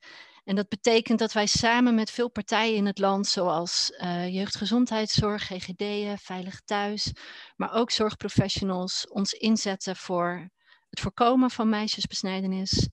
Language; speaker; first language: Dutch; native; Dutch